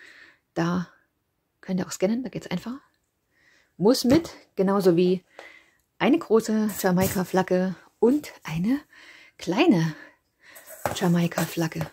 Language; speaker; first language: German; native; German